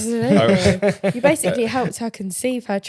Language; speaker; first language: English; native; English